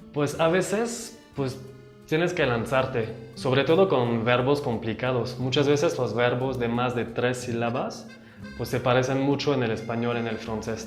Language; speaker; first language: Spanish; non-native, fluent; French